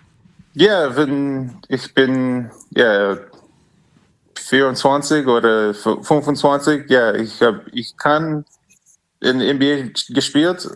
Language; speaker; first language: German; non-native, learner; English